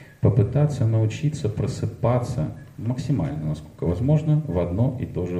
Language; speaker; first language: Russian; native; Russian